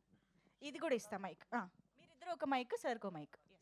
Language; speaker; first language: Telugu; native; Telugu